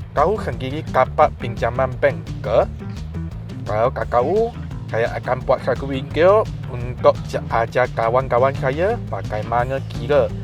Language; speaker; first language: Malay; non-native, local second language; Chinese